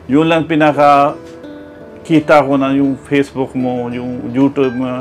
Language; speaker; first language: Filipino; non-native, learner; Punjabi